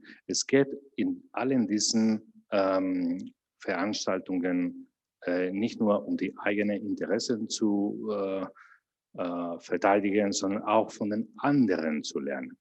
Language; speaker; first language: German; non-native, fluent; Spanish